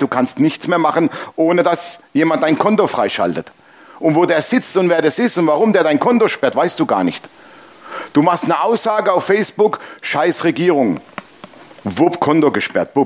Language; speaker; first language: German; native; German